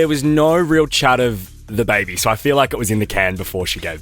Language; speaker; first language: English; native; English